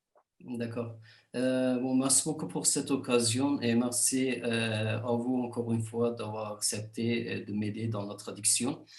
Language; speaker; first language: French; non-native, fluent; Kurdish